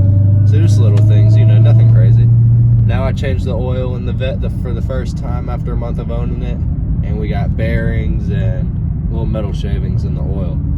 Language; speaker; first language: English; native; English